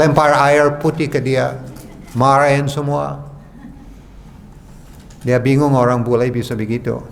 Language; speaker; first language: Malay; non-native, fluent; English